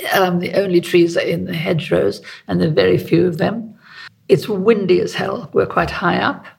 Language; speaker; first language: English; native; English